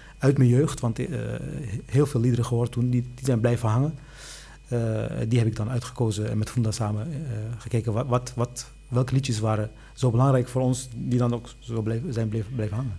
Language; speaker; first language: Dutch; early bilingual, other home language; Arabic